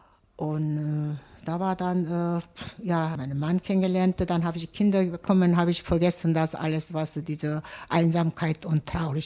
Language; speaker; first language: German; non-native, learner; Korean